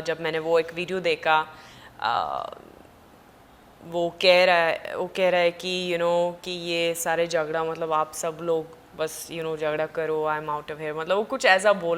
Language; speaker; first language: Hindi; non-native, fluent; Swedish